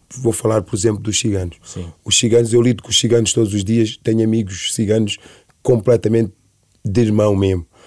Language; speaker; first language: Portuguese; early bilingual, other home language; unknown